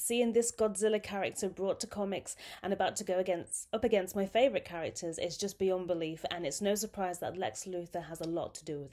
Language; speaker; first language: English; native; English